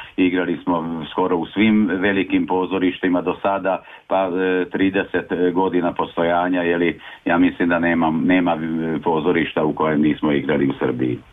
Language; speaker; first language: Serbian; early bilingual, heritage; Serbian